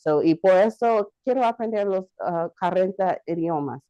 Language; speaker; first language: Spanish; non-native, learner; English